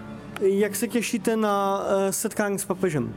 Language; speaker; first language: Czech; native; Czech